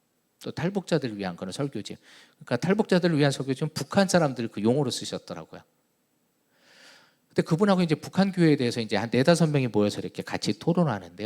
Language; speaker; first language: Korean; native; Korean